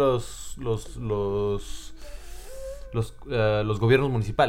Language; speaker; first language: Spanish; native; Spanish